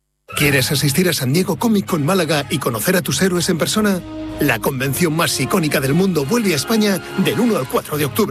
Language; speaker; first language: Spanish; native; Spanish